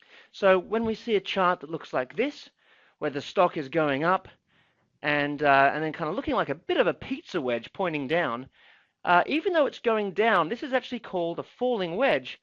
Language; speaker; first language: English; native; English